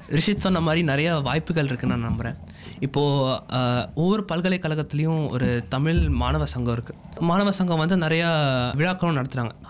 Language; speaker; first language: Tamil; early bilingual, heritage; Tamil